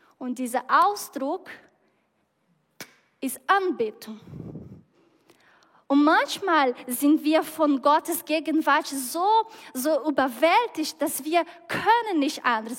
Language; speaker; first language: German; non-native, fluent; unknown